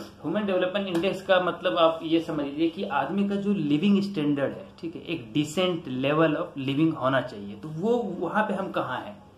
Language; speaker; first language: Hindi; native; Hindi